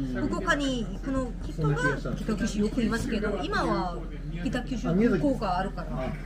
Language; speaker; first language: Japanese; non-native, learner; Korean